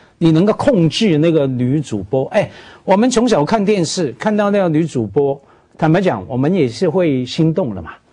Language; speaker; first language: Chinese; non-native, local second language; Cantonese